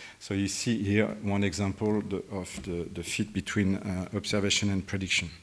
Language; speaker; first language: English; non-native, fluent; French